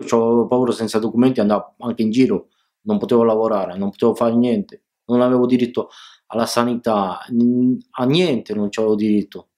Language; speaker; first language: Italian; early bilingual, other home language; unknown